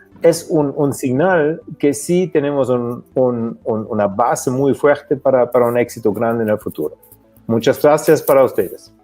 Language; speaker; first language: Spanish; non-native, fluent; German